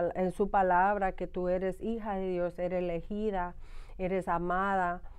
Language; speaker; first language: Spanish; early bilingual, heritage; Spanish